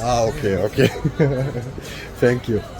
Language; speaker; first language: English; non-native, learner; German